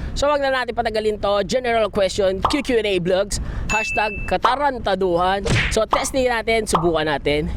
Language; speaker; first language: Filipino; native; Filipino